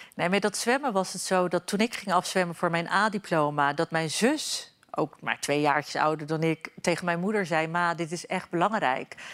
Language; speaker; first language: Dutch; early bilingual, other home language; Turkish